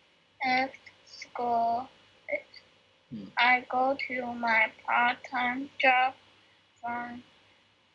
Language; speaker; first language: English; non-native, learner; Chinese